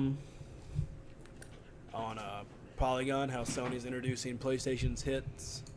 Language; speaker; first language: English; native; English